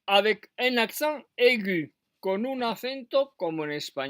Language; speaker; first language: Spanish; non-native, fluent; French